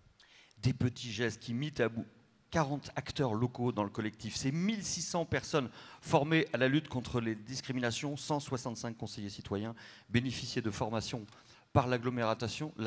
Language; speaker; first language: French; native; French